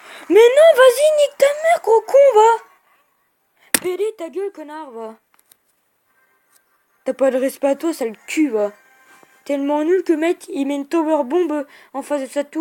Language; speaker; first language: French; native; French